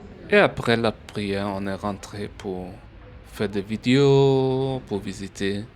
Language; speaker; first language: French; early bilingual, heritage; French